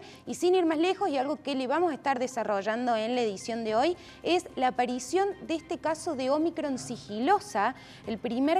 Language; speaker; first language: Spanish; native; Spanish